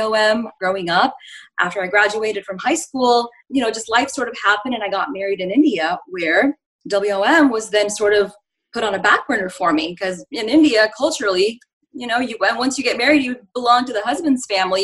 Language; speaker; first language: English; native; English